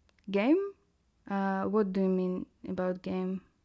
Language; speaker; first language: English; non-native, learner; Russian